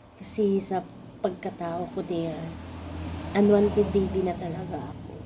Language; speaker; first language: Filipino; non-native, local second language; Cebuano